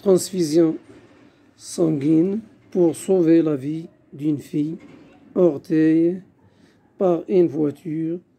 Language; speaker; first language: French; non-native, local second language; Arabic